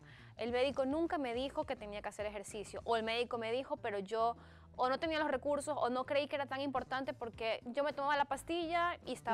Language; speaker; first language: Spanish; native; Spanish